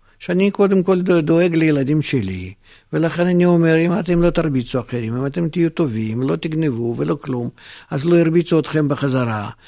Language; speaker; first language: Hebrew; non-native, fluent; Russian